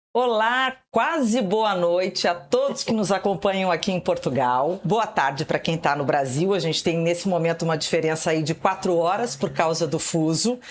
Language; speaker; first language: Portuguese; native; Portuguese